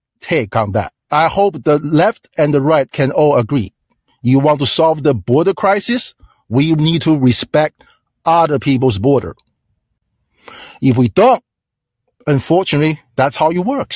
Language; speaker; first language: English; non-native, fluent; Chinese